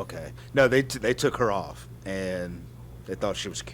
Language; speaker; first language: English; native; English